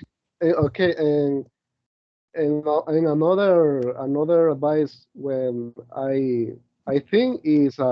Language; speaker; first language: English; non-native, learner; Spanish